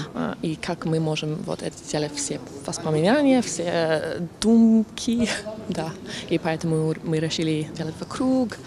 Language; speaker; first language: Russian; non-native, fluent; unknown